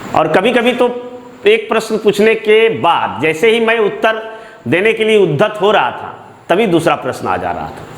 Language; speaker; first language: Hindi; native; Hindi